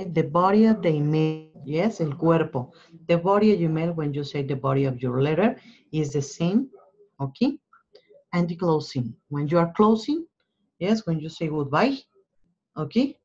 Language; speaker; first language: English; non-native, learner; Spanish